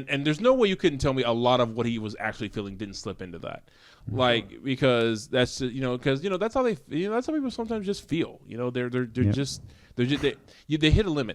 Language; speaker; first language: English; native; English